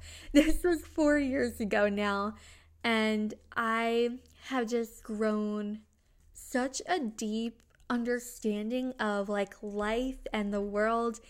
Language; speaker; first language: English; native; English